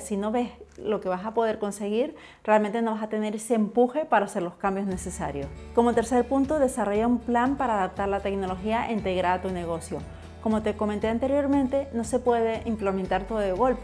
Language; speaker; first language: Spanish; native; Spanish